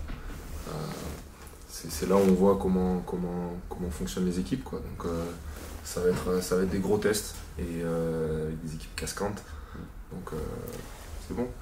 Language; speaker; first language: French; native; French